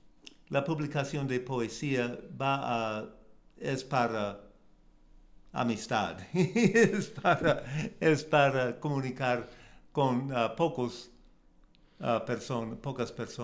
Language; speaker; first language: Spanish; non-native, learner; English